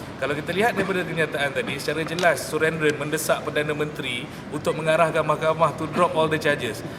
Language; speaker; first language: Malay; native; Malay